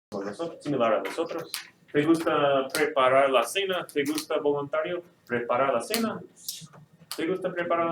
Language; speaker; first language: Spanish; non-native, fluent; English